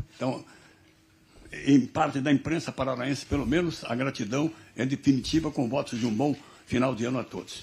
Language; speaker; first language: Portuguese; native; Portuguese